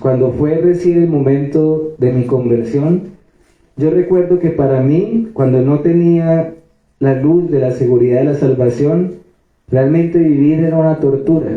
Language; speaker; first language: Spanish; native; Spanish